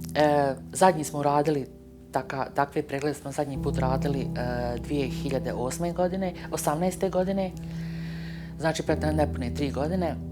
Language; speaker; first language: Bosnian; native; Bosnian